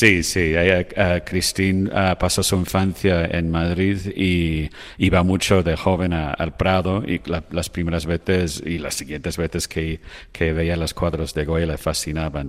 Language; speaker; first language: Spanish; non-native, fluent; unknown